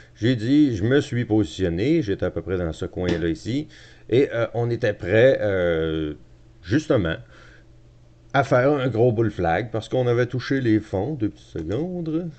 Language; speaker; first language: French; native; French